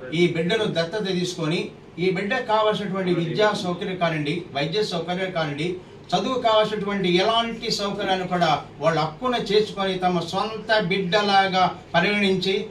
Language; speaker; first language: Telugu; native; Telugu